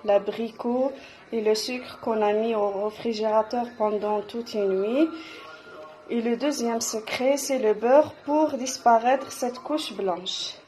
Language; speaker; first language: French; non-native, local second language; Arabic